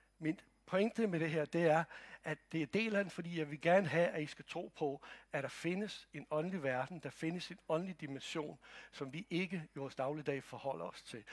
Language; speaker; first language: Danish; non-native, fluent; Croatian